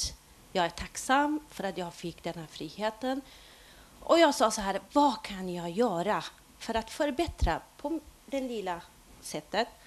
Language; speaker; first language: Swedish; non-native, local second language; Persian